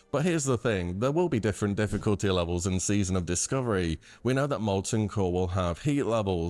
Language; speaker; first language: English; native; English